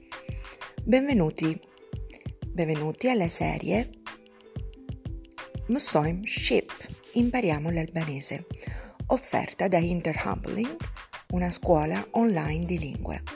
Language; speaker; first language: Italian; non-native, fluent; Albanian